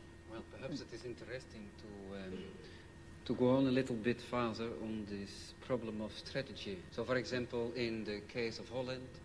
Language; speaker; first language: English; non-native, fluent; Dutch